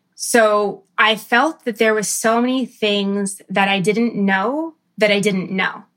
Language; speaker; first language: English; early bilingual, other home language; Arabic